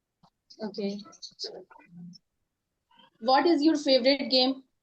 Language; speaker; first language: English; non-native, learner; Hindi